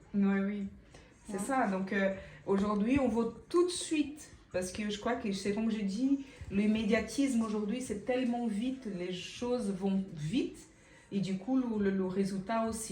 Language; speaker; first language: French; non-native, fluent; Portuguese